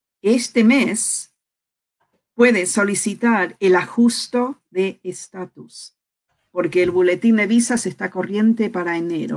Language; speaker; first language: Spanish; non-native, fluent; English